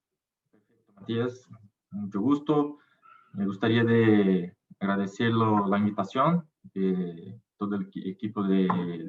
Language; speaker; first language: Spanish; non-native, fluent; Portuguese